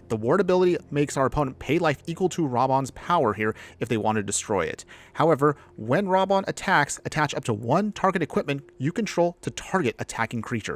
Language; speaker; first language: English; native; English